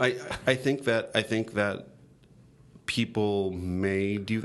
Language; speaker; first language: English; native; English